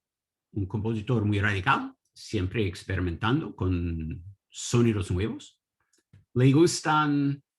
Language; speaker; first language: Spanish; non-native, learner; English